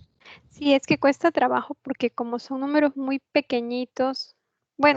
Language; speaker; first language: Spanish; native; Spanish